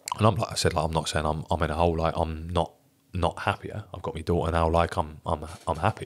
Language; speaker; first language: English; native; English